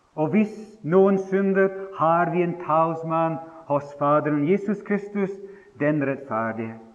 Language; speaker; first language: Norwegian; non-native, fluent; English